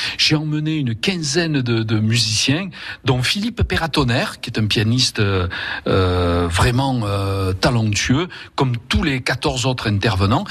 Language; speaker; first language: French; early bilingual, other home language; Spanish